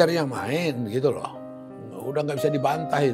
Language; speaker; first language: Indonesian; native; Indonesian